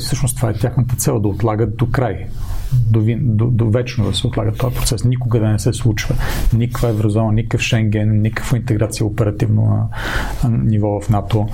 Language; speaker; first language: Bulgarian; native; Bulgarian